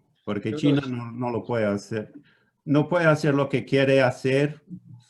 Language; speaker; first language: Spanish; non-native, fluent; Italian